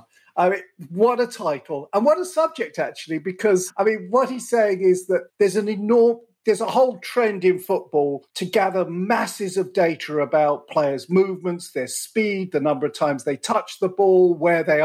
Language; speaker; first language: English; native; English